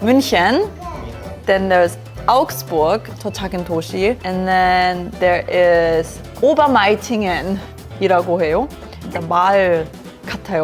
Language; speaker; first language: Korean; non-native, learner; German